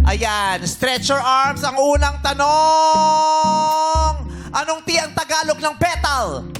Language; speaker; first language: Filipino; native; Filipino